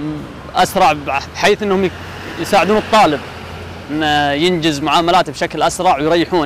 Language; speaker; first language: Arabic; native; Arabic